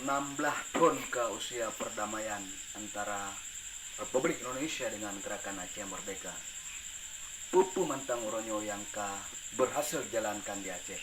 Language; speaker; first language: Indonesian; non-native, local second language; Achinese